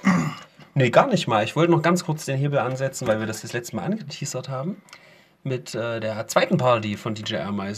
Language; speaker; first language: German; native; German